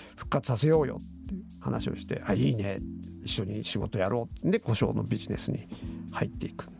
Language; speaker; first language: Japanese; native; Japanese